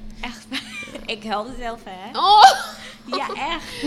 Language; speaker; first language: Dutch; non-native, fluent; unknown